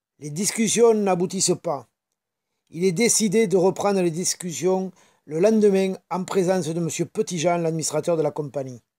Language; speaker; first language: French; native; French